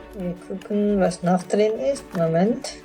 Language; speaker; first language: German; non-native, fluent; Urdu